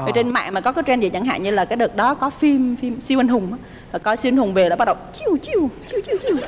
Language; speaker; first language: Vietnamese; native; Vietnamese